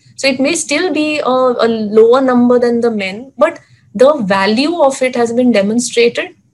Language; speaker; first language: English; non-native, local second language; Hindi